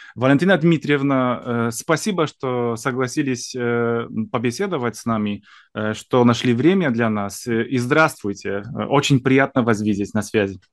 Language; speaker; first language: Russian; non-native, fluent; Polish